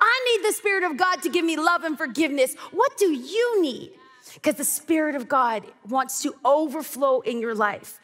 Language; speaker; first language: English; native; English